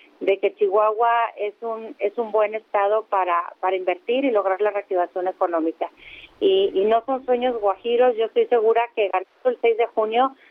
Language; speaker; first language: Spanish; native; Spanish